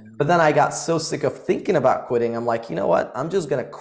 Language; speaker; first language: English; early bilingual, other home language; Arabic